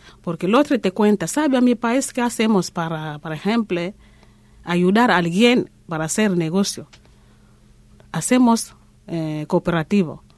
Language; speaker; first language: Spanish; non-native, learner; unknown